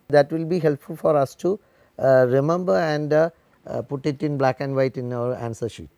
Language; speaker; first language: English; non-native, local second language; Malayalam